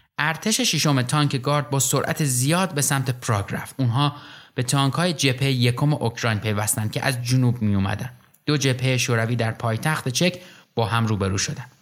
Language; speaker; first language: Persian; native; Persian